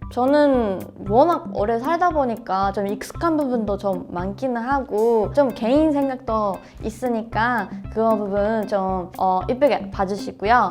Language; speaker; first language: Korean; non-native, fluent; Japanese